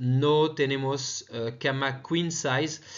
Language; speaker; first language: Spanish; non-native, fluent; French